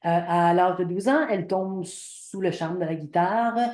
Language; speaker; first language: French; native; French